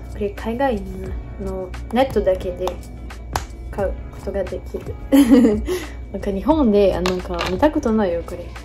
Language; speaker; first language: Japanese; non-native, learner; Portuguese